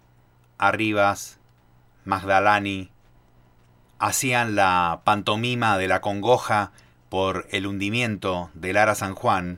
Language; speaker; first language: Spanish; native; Spanish